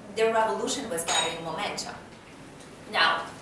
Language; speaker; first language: English; non-native, fluent; Persian